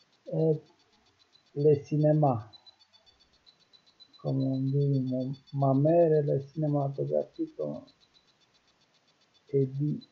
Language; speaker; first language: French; non-native, learner; Romanian